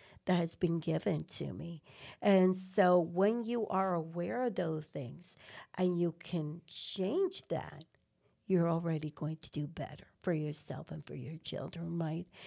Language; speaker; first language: English; non-native, fluent; Spanish